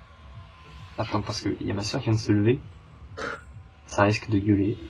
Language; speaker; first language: French; native; French